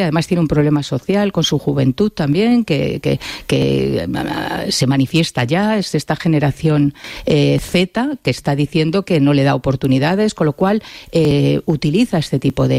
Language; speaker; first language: Spanish; native; Spanish